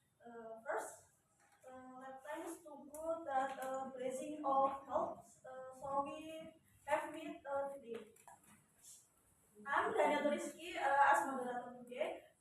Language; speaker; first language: English; non-native, learner; Indonesian